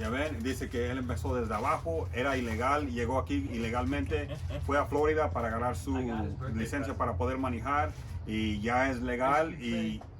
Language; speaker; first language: Spanish; early bilingual, heritage; Spanish